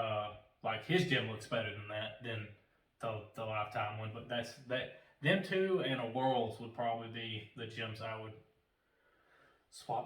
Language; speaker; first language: English; native; English